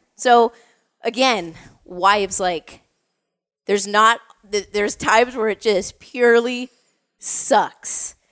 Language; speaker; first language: English; native; English